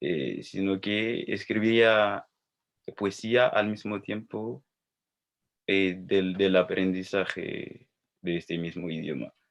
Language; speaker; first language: Spanish; non-native, fluent; Haitian Creole